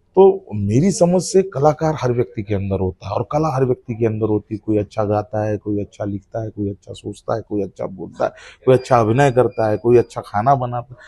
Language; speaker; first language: Hindi; native; Hindi